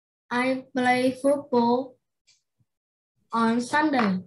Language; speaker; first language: English; non-native, learner; Vietnamese